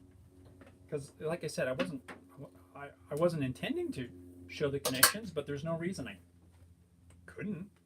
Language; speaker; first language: English; native; English